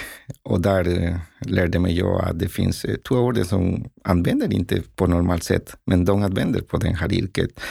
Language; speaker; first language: Swedish; non-native, learner; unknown